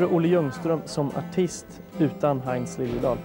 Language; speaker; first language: Swedish; native; Swedish